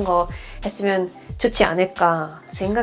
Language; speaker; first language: Korean; non-native, fluent; Swedish